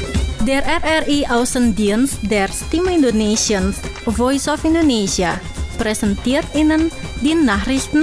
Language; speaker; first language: German; non-native, fluent; Indonesian